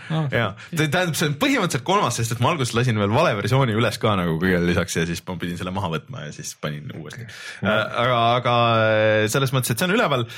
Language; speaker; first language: Estonian; native; Estonian